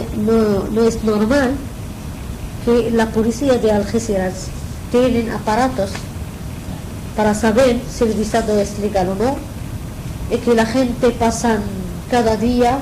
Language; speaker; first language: Spanish; non-native, learner; Arabic